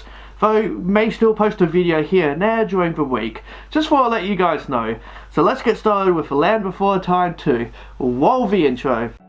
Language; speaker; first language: English; native; English